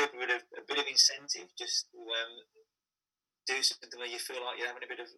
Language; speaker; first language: English; native; English